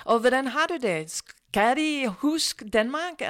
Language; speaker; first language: Danish; non-native, fluent; English